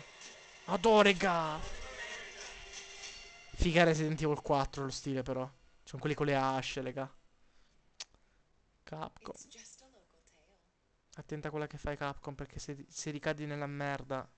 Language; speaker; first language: Italian; native; Italian